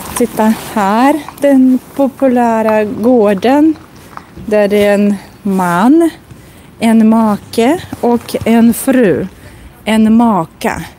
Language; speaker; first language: Swedish; non-native, fluent; Russian